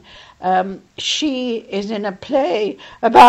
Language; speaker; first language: English; native; English